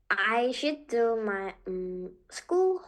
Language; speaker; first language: English; non-native, learner; Korean